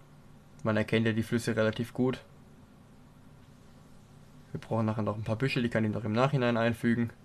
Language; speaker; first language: German; native; German